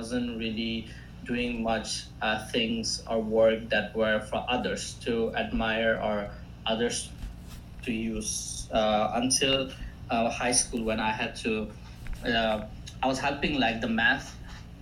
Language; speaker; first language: English; non-native, local second language; Assamese